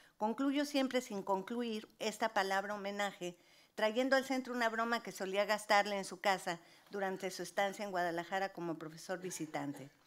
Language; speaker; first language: Spanish; native; Spanish